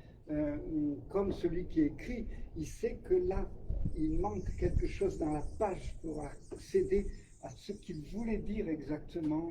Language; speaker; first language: French; native; French